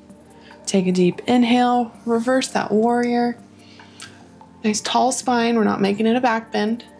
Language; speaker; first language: English; native; English